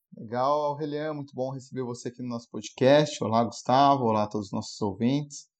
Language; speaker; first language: Portuguese; non-native, fluent; French